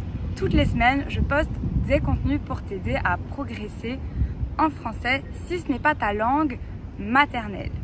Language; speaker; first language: French; native; French